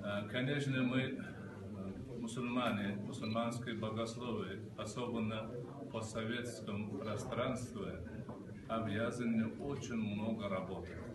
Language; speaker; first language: Russian; non-native, local second language; Uzbek